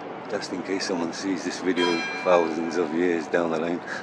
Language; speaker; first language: English; early bilingual, other home language; Spanish